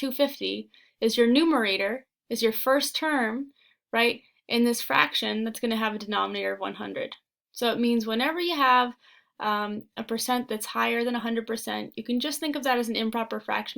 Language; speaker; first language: English; native; English